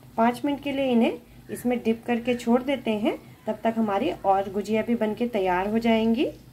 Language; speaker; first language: Hindi; native; Hindi